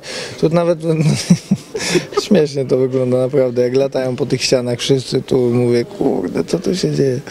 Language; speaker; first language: Polish; native; Polish